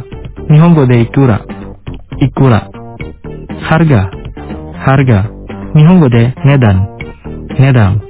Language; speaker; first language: Japanese; non-native, fluent; Indonesian